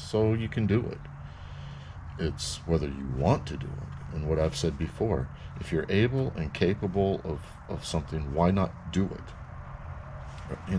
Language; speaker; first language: English; native; English